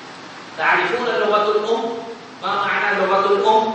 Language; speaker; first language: Arabic; non-native, fluent; Urdu